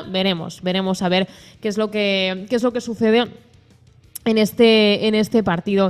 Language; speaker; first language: Spanish; native; Spanish